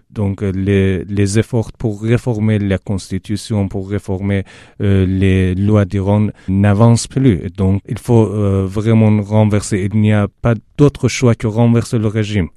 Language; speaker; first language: French; non-native, fluent; Persian